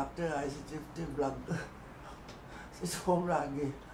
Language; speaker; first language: French; non-native, local second language; Guadeloupean Creole French